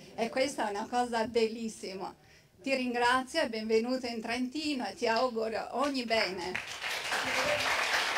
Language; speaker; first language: Italian; non-native, fluent; Albanian